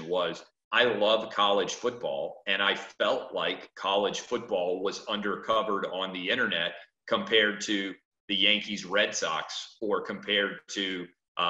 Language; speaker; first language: English; native; English